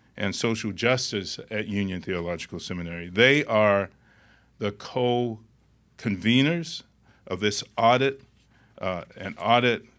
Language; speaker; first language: English; native; English